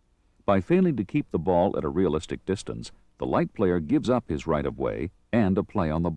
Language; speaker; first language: English; native; English